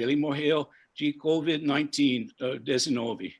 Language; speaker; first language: Portuguese; non-native, fluent; English